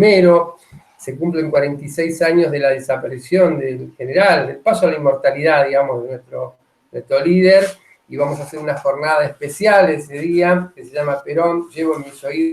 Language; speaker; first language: Spanish; native; Spanish